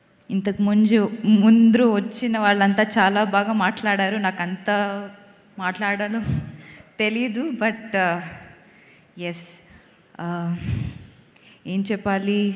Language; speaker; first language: Telugu; non-native, learner; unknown